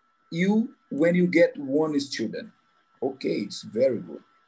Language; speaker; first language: English; non-native, learner; Portuguese